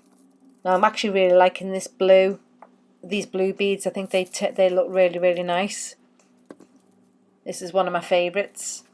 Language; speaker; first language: English; native; English